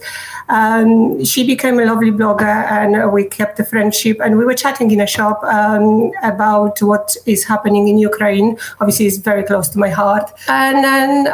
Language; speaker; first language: English; non-native, fluent; Polish